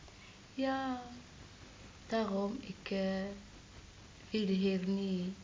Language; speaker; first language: Dutch; non-native, learner; Arabic